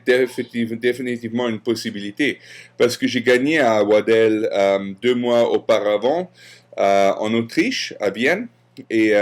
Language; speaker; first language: French; non-native, fluent; German